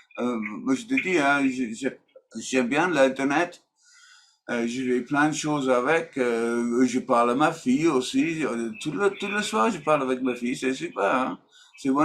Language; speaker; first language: French; non-native, learner; English